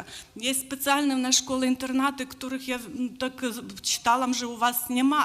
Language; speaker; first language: Polish; non-native, learner; Ukrainian